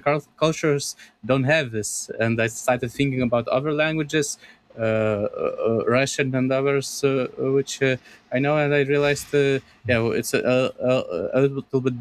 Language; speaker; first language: English; non-native, fluent; Lithuanian